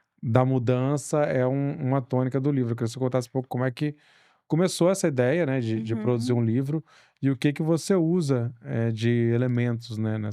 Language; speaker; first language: Portuguese; native; Portuguese